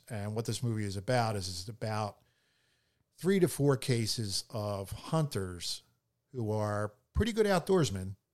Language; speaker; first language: English; native; English